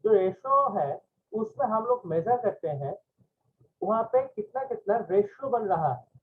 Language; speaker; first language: Hindi; non-native, local second language; Bangla